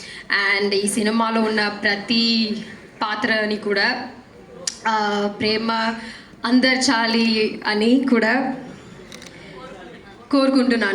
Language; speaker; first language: Telugu; non-native, learner; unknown